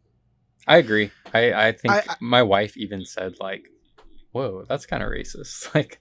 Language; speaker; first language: English; native; English